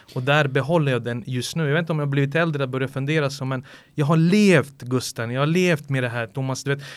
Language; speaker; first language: Swedish; early bilingual, other home language; Bosnian